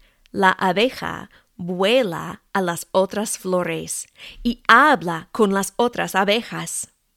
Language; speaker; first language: Spanish; non-native, fluent; English